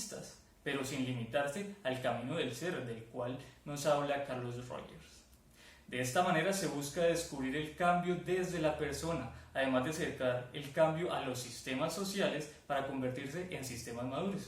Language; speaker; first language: Spanish; native; Spanish